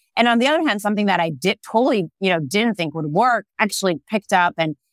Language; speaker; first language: English; non-native, fluent; Hebrew